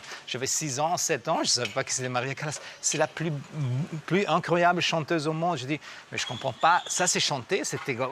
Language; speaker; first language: French; non-native, fluent; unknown